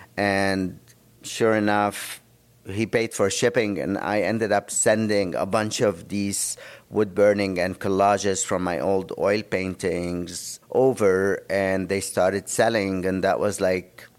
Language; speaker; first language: English; non-native, fluent; Arabic